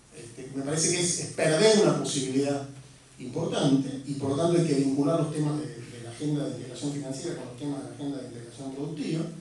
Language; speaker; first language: Spanish; native; Spanish